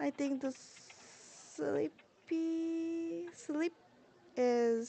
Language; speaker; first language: English; non-native, learner; Korean